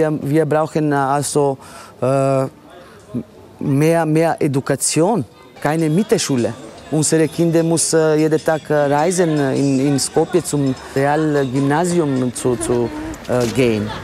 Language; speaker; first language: German; non-native, learner; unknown